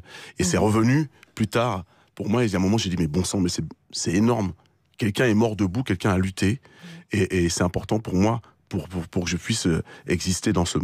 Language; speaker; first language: French; native; French